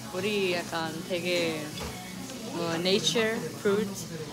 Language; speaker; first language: Korean; non-native, learner; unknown